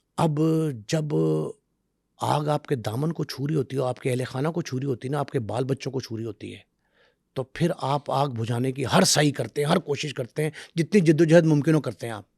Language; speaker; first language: Urdu; non-native, local second language; Punjabi